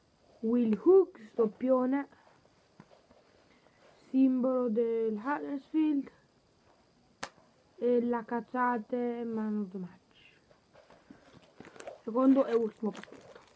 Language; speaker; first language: Italian; native; Italian